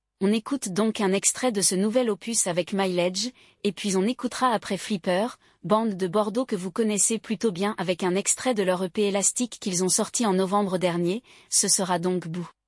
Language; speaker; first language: French; native; French